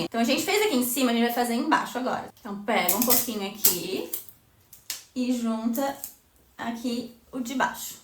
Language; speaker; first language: Portuguese; native; Portuguese